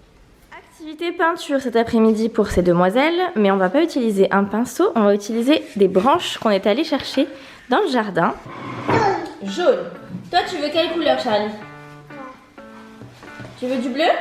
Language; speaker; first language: French; native; French